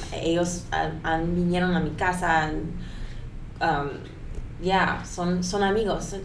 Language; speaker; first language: Spanish; early bilingual, heritage; Spanish